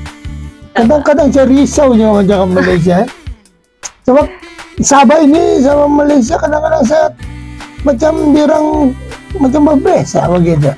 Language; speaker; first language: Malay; non-native, fluent; Filipino